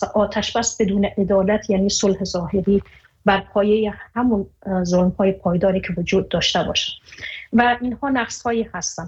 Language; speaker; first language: Persian; native; Persian